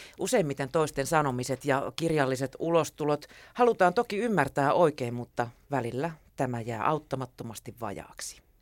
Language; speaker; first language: Finnish; native; Finnish